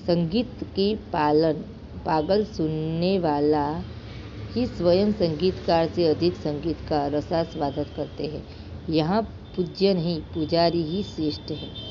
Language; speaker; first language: Hindi; non-native, local second language; Gujarati